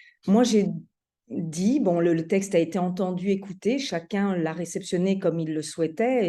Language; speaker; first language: French; native; French